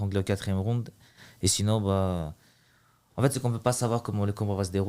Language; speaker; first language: French; early bilingual, other home language; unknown